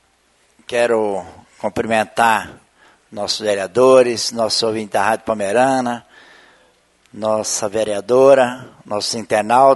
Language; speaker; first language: Portuguese; native; Portuguese